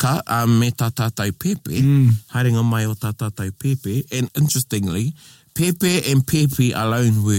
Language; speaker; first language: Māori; non-native, local second language; English